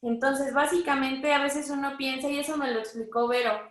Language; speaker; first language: Spanish; native; Spanish